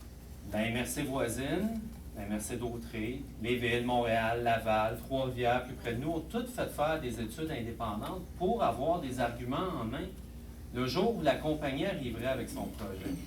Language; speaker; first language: French; native; French